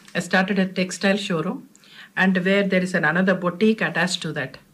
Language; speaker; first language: English; non-native, local second language; Telugu